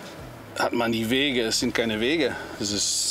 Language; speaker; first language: German; non-native, learner; Dutch